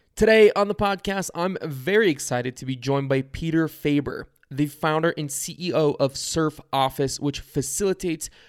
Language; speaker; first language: English; early bilingual, other home language; Bulgarian